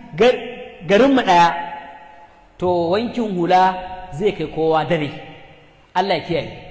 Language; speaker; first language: Hausa; native; Hausa